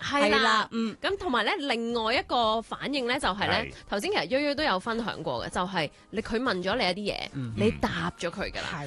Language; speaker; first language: Cantonese; native; Cantonese